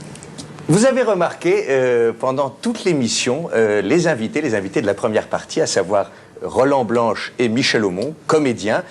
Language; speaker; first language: French; native; French